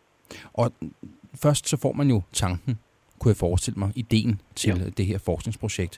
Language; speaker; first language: Danish; native; Danish